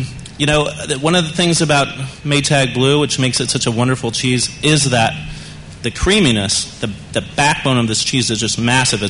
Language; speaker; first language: English; native; English